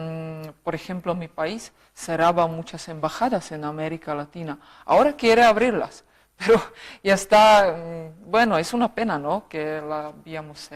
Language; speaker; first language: Spanish; non-native, fluent; Czech